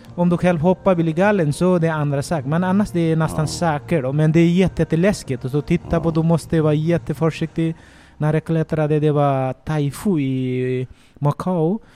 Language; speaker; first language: Swedish; non-native, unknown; Nepali